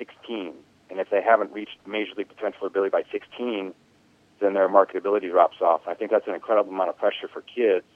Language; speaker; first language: English; native; English